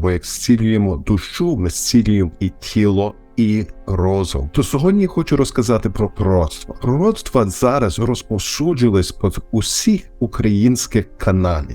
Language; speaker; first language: Ukrainian; early bilingual, heritage; Ukrainian